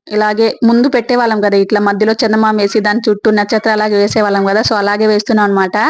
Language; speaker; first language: Telugu; native; Telugu